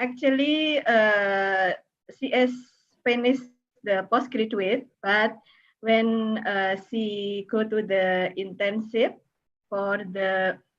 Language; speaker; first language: English; non-native, learner; Indonesian